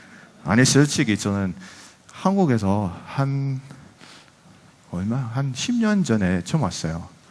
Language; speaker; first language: Korean; non-native, fluent; Dutch